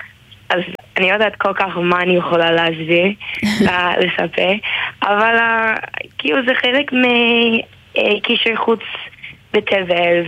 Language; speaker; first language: Hebrew; non-native, learner; English